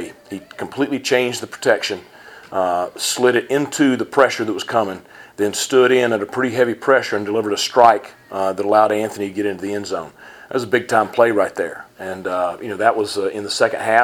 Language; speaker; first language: English; native; English